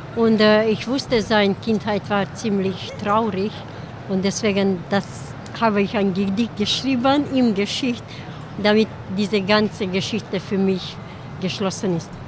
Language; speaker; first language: German; non-native, learner; Hungarian